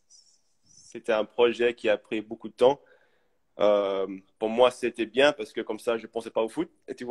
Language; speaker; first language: French; early bilingual, heritage; English